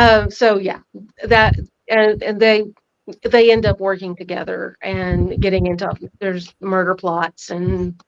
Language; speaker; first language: English; native; English